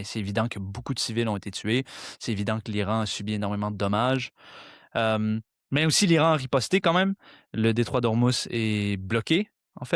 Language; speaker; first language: French; native; French